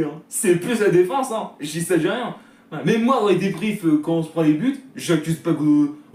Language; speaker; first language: French; native; French